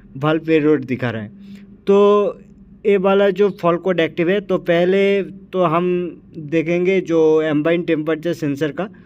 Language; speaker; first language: Hindi; native; Hindi